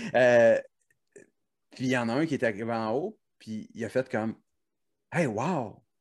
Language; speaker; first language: French; native; French